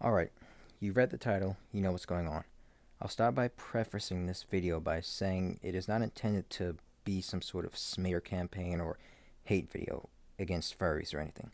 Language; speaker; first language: English; native; English